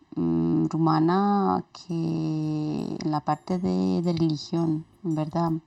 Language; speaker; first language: Spanish; non-native, fluent; Romanian